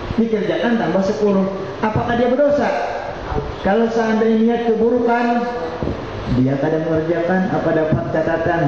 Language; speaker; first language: Malay; non-native, local second language; Banjar